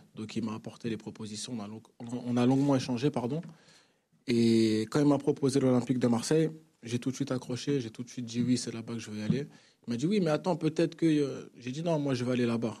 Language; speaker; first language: French; native; French